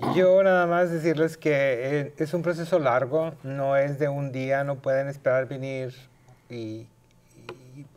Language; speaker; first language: Spanish; native; Spanish